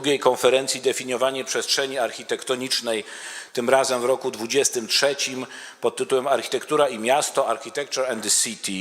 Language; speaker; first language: Polish; native; Polish